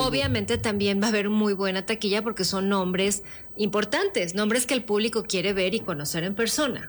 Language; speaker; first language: Spanish; native; Spanish